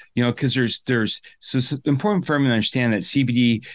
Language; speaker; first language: English; native; English